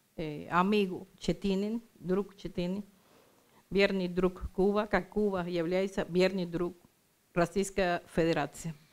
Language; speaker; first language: Russian; non-native, learner; Spanish